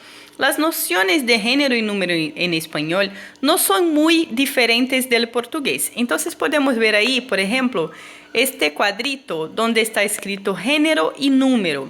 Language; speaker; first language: Spanish; non-native, fluent; Portuguese